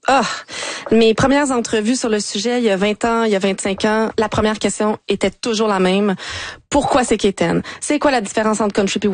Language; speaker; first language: French; native; French